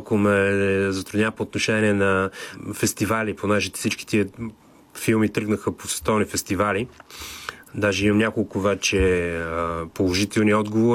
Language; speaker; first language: Bulgarian; native; Bulgarian